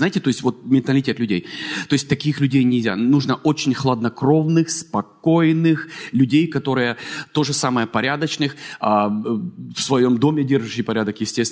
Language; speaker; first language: Russian; native; Russian